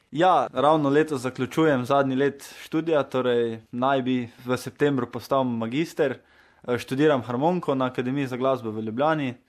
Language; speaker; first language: Slovenian; native; Slovenian